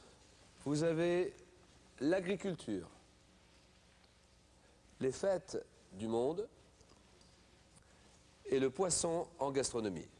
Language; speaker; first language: French; native; French